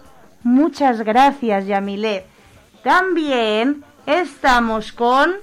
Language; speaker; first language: Spanish; native; Spanish